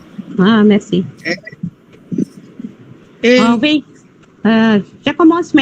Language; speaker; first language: French; non-native, fluent; Tamil